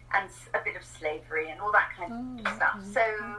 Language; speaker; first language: English; native; English